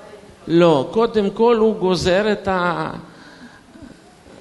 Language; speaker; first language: Hebrew; non-native, fluent; Russian